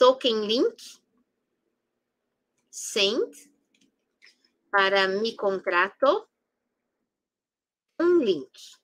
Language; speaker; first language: Spanish; non-native, fluent; Portuguese